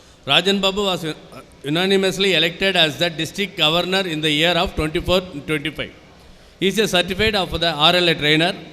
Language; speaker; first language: English; non-native, local second language; Tamil